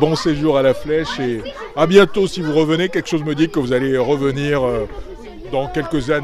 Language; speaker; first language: French; native; French